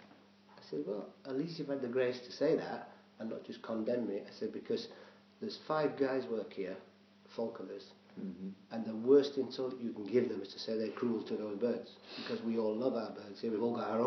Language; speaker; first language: English; native; English